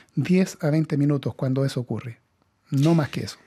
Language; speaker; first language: Spanish; native; Spanish